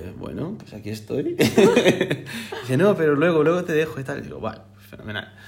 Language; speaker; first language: Spanish; non-native, fluent; Portuguese